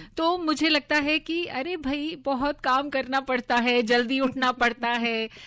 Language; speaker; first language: Hindi; native; Hindi